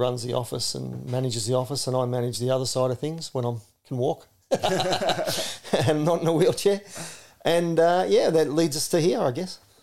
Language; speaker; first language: English; native; English